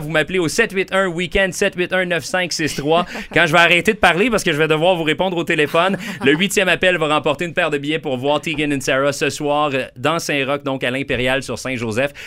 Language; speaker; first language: French; native; French